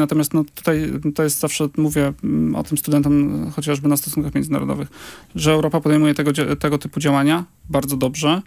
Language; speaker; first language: Polish; native; Polish